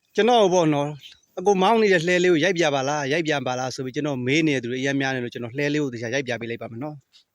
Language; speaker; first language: Burmese; native; Burmese